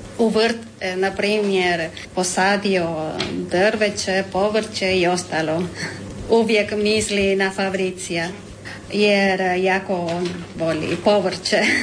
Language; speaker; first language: Croatian; non-native, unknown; Spanish